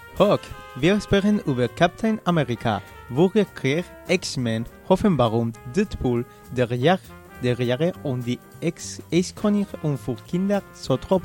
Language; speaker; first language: German; non-native, learner; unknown